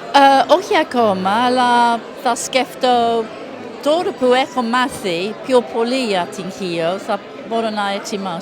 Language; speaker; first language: Greek; non-native, learner; English